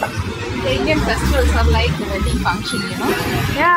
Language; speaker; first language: English; non-native, local second language; Hindi